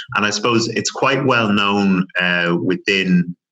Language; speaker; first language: English; native; English